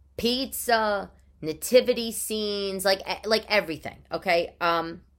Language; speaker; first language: English; early bilingual, other home language; Italian